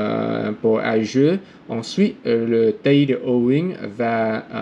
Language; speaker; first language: French; non-native, learner; English